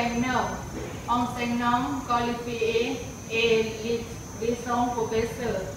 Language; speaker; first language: French; non-native, learner; Thai